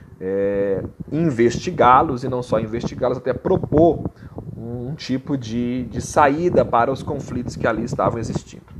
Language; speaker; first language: Portuguese; native; Portuguese